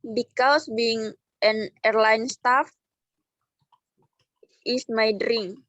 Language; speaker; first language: English; non-native, learner; Indonesian